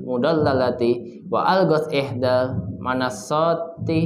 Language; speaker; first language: Arabic; non-native, learner; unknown